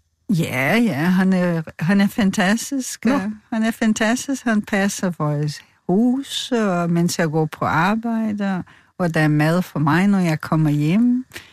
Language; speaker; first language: Danish; non-native, fluent; Portuguese